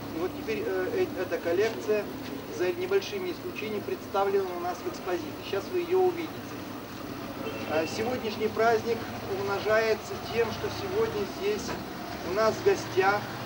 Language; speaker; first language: Russian; native; Russian